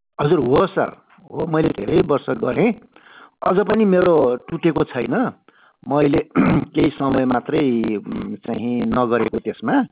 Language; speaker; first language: Nepali; native; Nepali